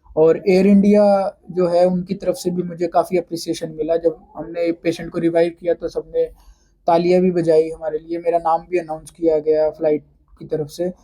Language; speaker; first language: Hindi; native; Hindi